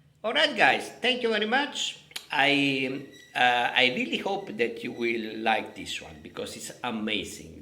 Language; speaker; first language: English; non-native, fluent; Italian